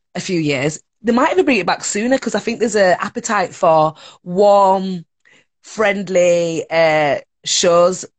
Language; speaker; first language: English; native; English